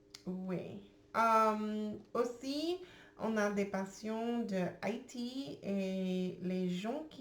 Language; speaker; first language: French; non-native, learner; English